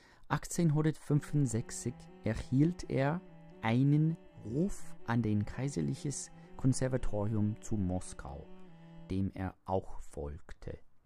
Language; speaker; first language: German; non-native, fluent; English